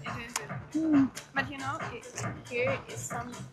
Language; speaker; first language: English; non-native, learner; Ukrainian